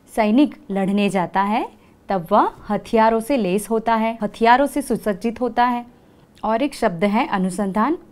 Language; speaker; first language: Hindi; non-native, local second language; Gujarati